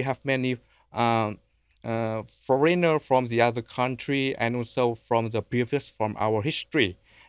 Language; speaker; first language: English; non-native, learner; Vietnamese